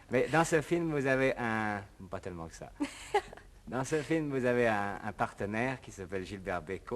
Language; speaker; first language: French; native; French